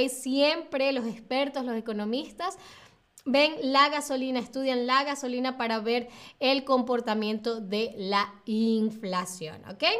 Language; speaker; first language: Spanish; native; Spanish